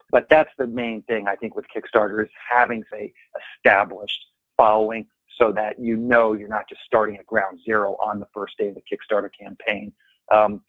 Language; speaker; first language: English; native; English